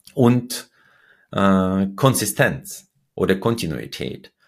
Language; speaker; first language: German; early bilingual, other home language; Russian